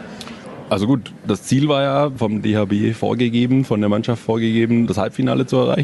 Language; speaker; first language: German; native; German